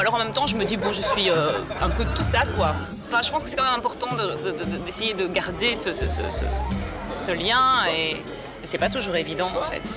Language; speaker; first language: French; early bilingual, other home language; Portuguese